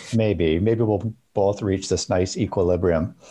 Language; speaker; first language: English; native; English